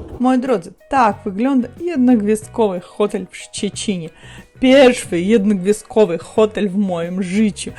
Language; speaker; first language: Polish; non-native, learner; Russian